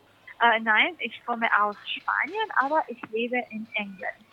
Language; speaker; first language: German; non-native, learner; Spanish